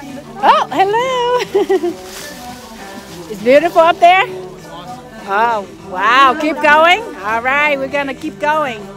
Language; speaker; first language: English; non-native, learner; Vietnamese